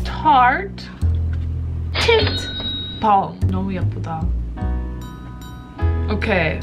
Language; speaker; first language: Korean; non-native, learner; English